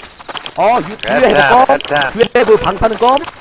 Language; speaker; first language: English; non-native, learner; Korean